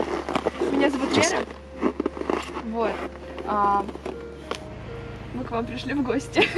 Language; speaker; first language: Russian; native; Russian